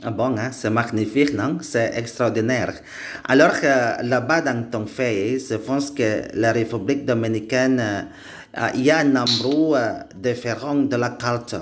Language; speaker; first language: French; non-native, learner; Indonesian